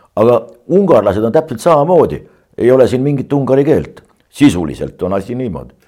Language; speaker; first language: Estonian; native; Estonian